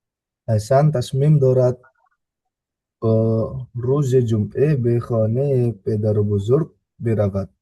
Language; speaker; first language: Persian; non-native, learner; Indonesian